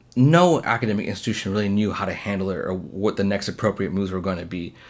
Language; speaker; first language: English; early bilingual, other home language; Hindi